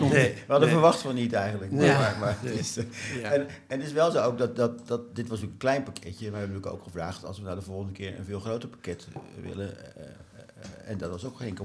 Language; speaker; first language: Dutch; native; Dutch